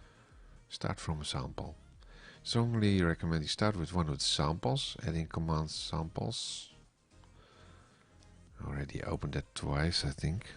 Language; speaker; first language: English; non-native, fluent; Dutch